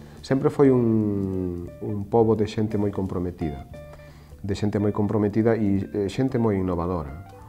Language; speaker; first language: Galician; native; Galician